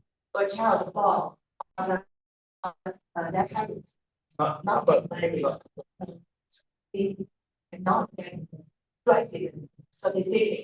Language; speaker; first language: English; non-native, learner; Chinese